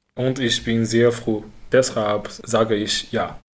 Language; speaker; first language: German; non-native, learner; Chinese